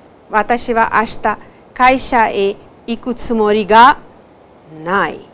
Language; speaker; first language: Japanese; non-native, fluent; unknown